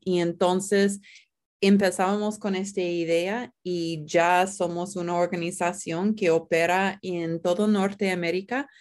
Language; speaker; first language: Spanish; non-native, fluent; English